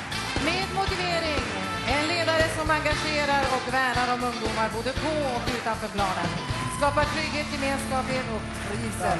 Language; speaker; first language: Swedish; native; Swedish